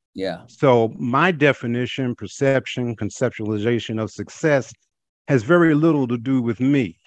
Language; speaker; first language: English; native; English